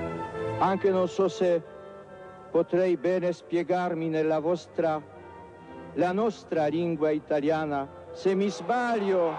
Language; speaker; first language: Italian; non-native, fluent; Polish